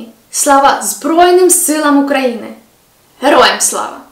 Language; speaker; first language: Ukrainian; native; Ukrainian